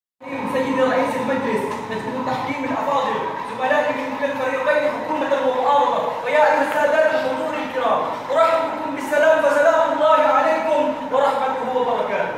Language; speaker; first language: Arabic; non-native, learner; Indonesian